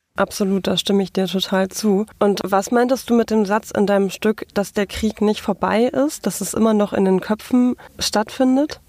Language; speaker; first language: German; native; German